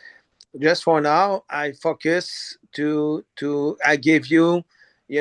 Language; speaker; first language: English; non-native, learner; French